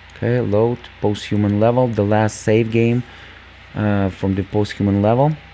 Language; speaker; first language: English; non-native, fluent; Russian